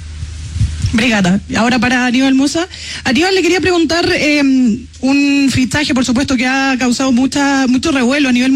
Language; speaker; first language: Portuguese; non-native, fluent; Spanish